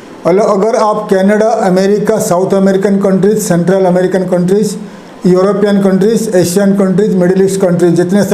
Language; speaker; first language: Hindi; non-native, local second language; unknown